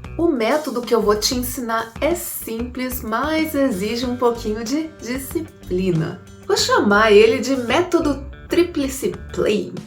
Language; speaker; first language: Portuguese; native; Portuguese